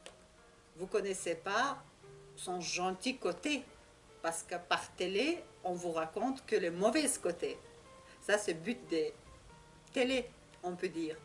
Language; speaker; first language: French; non-native, learner; Russian